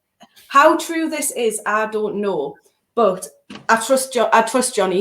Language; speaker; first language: English; native; English